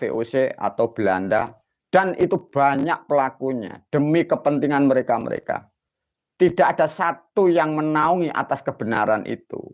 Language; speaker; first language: Indonesian; non-native, local second language; Javanese